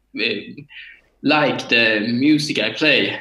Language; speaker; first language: English; non-native, learner; Swedish